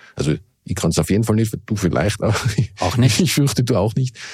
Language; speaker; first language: German; native; German